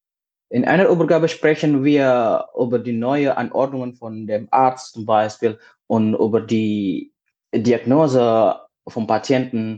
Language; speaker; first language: German; non-native, fluent; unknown